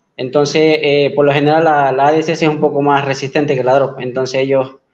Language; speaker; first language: Spanish; native; Spanish